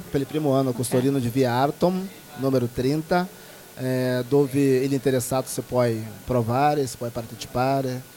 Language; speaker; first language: Italian; non-native, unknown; Portuguese